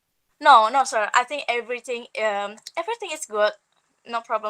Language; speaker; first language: English; non-native, learner; Indonesian